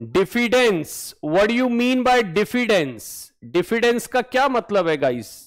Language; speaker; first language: Hindi; native; Hindi